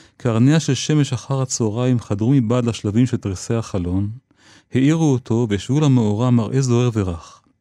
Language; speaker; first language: Hebrew; native; Hebrew